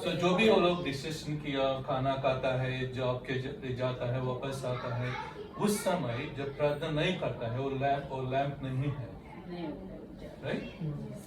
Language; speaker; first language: Hindi; non-native, local second language; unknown